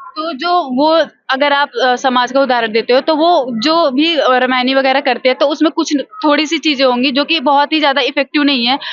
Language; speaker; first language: Hindi; native; Hindi